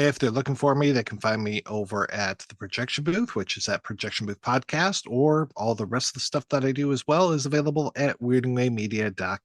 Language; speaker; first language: English; native; English